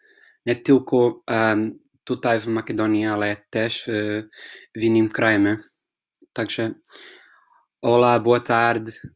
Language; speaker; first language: Polish; non-native, fluent; English